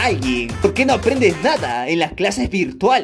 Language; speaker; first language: Spanish; native; Spanish